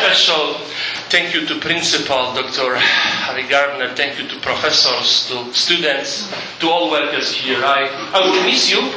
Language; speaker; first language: English; non-native, fluent; Polish